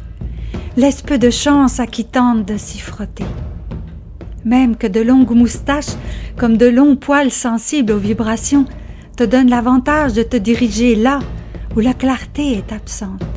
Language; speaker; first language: French; native; French